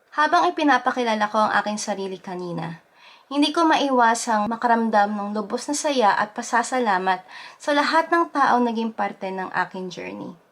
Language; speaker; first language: Filipino; native; Filipino